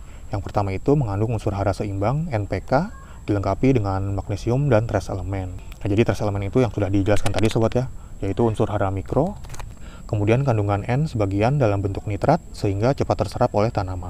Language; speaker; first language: Indonesian; native; Indonesian